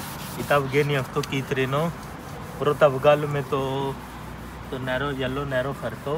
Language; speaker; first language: Greek; non-native, learner; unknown